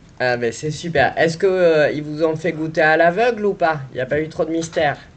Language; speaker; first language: French; native; French